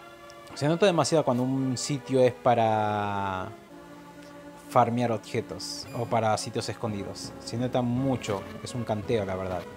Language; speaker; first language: Spanish; native; Spanish